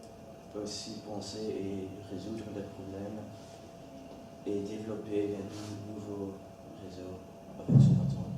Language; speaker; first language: French; non-native, learner; Dutch